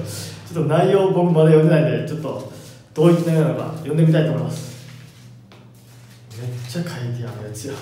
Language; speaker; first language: Japanese; native; Japanese